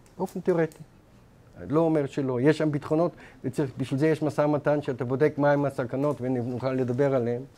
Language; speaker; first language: Hebrew; non-native, fluent; German